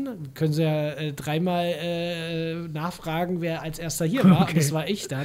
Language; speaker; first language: German; native; German